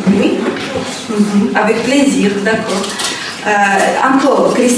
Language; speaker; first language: French; non-native, fluent; Russian